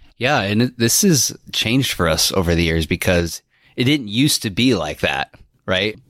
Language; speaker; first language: English; native; English